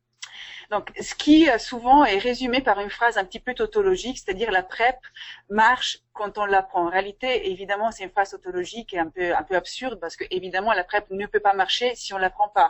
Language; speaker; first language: French; native; French